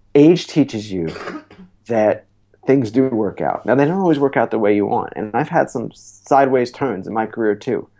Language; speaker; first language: English; native; English